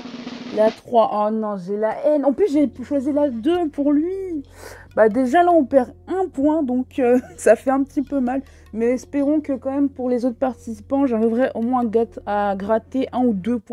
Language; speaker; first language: French; native; French